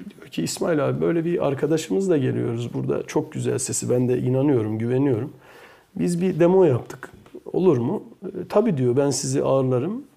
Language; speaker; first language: Turkish; early bilingual, heritage; Turkish